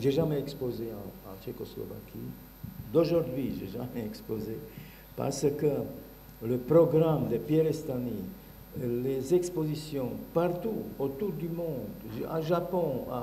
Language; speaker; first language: French; non-native, learner; Bulgarian